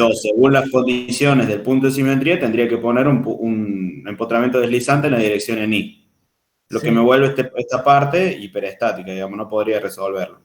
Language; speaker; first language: Spanish; native; Spanish